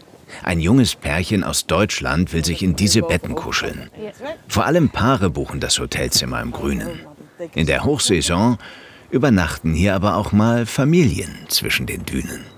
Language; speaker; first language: German; native; German